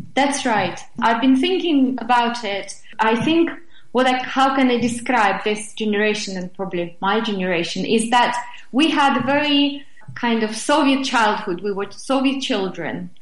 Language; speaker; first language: English; non-native, fluent; Russian